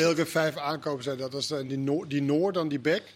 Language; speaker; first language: Dutch; non-native, fluent; Danish